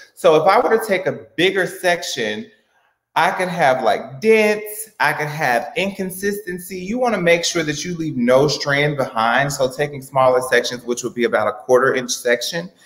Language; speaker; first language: English; native; English